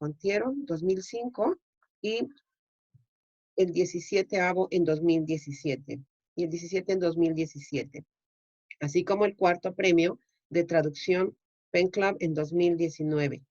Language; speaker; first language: Spanish; native; Spanish